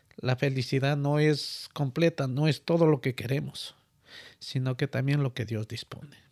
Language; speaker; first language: Spanish; native; Spanish